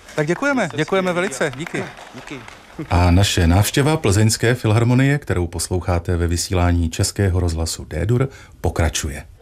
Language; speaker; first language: Czech; native; Czech